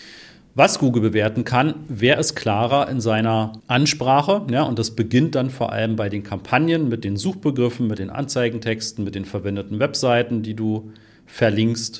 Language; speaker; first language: German; native; German